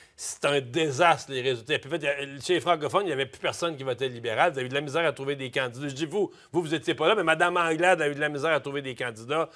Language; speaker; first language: French; native; French